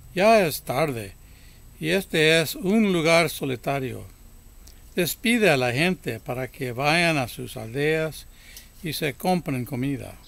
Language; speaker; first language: Spanish; early bilingual, heritage; Spanish